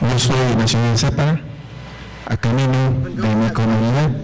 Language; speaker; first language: Spanish; non-native, local second language; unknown